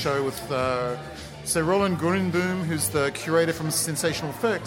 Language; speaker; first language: English; native; English